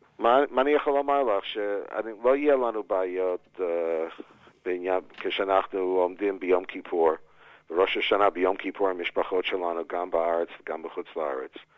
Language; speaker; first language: Hebrew; non-native, fluent; English